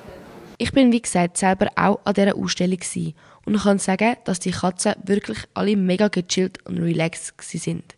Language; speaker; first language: German; native; German